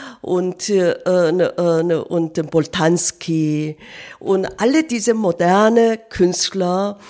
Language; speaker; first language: German; non-native, learner; Korean